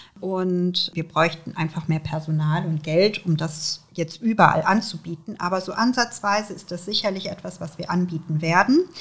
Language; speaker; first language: German; early bilingual, other home language; Serbian